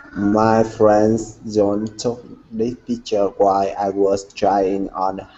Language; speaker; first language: English; non-native, learner; Vietnamese